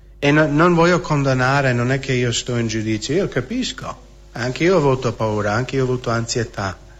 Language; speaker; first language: Italian; non-native, fluent; English